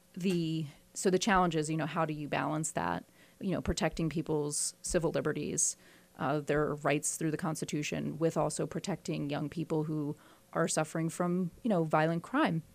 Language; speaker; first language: English; native; English